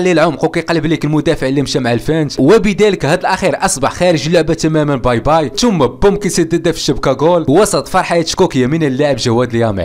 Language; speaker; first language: Arabic; native; Arabic